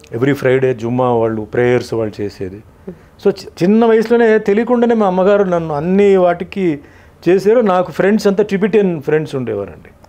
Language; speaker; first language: Telugu; non-native, fluent; Tulu